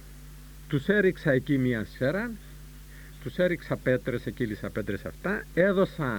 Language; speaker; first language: Greek; native; Greek